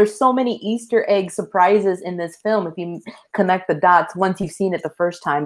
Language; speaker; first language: English; early bilingual, other home language; Spanish